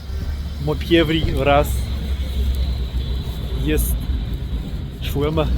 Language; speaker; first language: Russian; non-native, learner; English